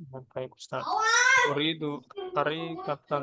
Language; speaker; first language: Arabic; non-native, learner; Indonesian